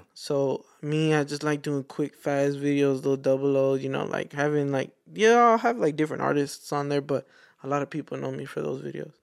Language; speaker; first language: English; native; English